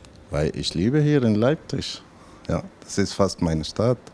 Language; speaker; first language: German; non-native, learner; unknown